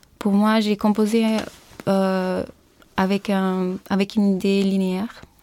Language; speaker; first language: French; non-native, fluent; Turkish